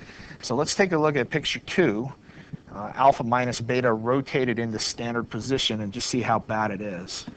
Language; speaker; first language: English; native; English